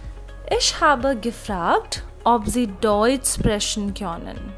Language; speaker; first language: German; non-native, fluent; Hindi